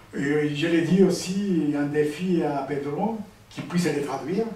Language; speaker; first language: French; non-native, fluent; Spanish